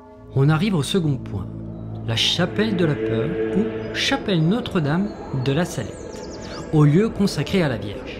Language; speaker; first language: French; native; French